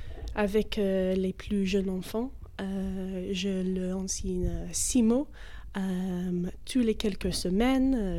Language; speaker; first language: French; non-native, fluent; English